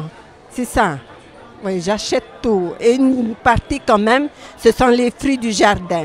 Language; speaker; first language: French; non-native, local second language; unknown